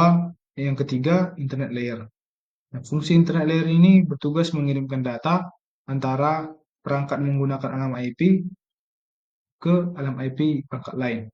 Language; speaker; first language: Indonesian; native; Indonesian